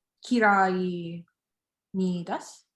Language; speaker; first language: Japanese; non-native, learner; English